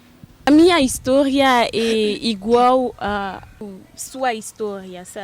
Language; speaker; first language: Portuguese; non-native, fluent; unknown